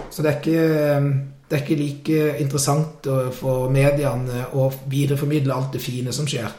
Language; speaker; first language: Norwegian; native; Norwegian